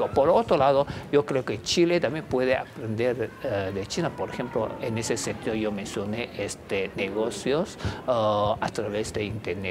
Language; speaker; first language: Spanish; non-native, fluent; Chinese